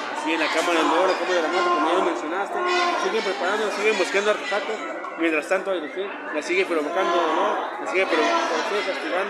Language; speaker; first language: Spanish; native; Spanish